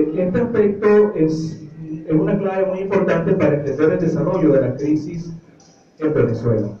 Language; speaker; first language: Spanish; native; Spanish